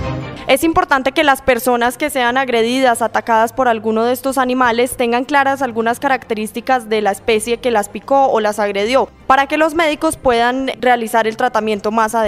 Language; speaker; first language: Spanish; native; Spanish